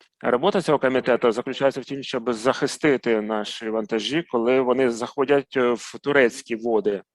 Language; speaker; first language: Ukrainian; non-native, fluent; Arabic